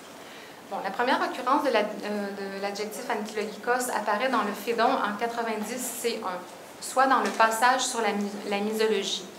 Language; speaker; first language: French; native; French